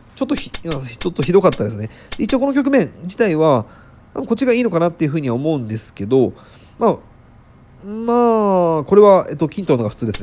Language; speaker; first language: Japanese; native; Japanese